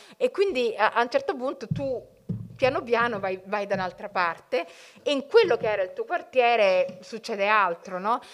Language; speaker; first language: Italian; early bilingual, other home language; Somali